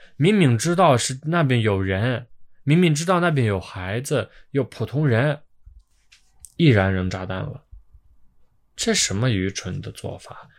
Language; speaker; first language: Chinese; non-native, fluent; Ukrainian